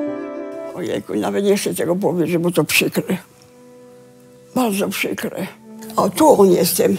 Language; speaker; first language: Polish; early bilingual, heritage; Polish